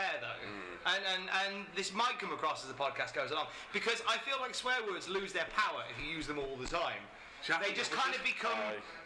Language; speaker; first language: English; native; English